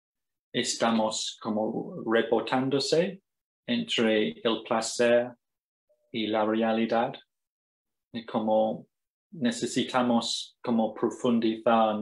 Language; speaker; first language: Spanish; non-native, fluent; English